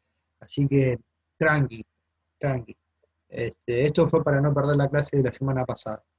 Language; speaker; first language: Spanish; native; Spanish